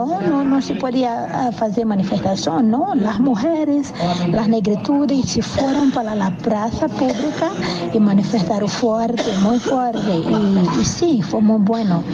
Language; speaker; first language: Spanish; non-native, learner; Portuguese